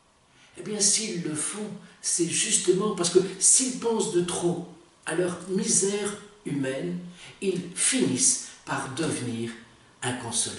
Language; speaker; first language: French; native; French